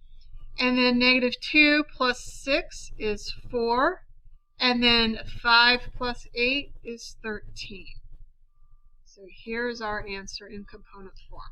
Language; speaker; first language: English; native; English